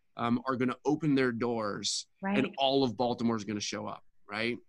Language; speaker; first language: English; native; English